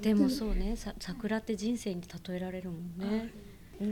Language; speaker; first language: Japanese; native; Japanese